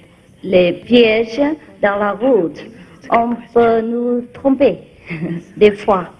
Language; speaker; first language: French; non-native, fluent; Vietnamese